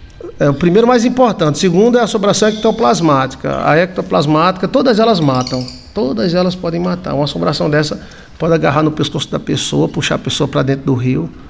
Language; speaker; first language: Portuguese; native; Portuguese